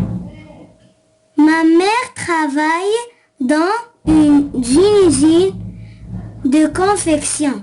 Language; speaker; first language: French; non-native, local second language; Arabic